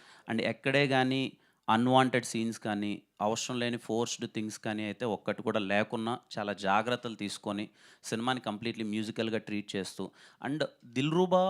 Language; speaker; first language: Telugu; native; Telugu